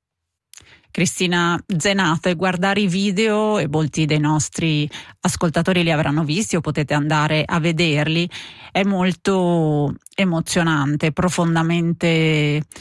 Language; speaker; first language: Italian; native; Italian